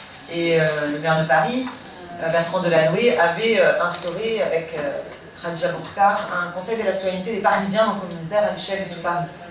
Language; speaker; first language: French; native; French